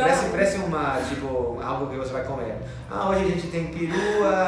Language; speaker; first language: Portuguese; non-native, fluent; English